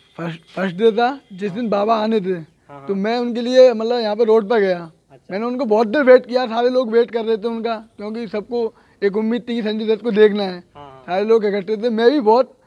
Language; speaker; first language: Hindi; native; Hindi